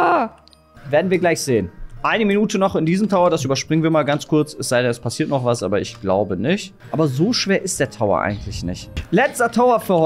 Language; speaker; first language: German; native; German